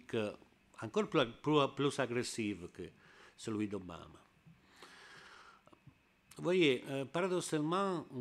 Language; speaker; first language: French; non-native, learner; Italian